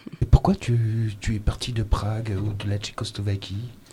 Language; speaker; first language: French; native; French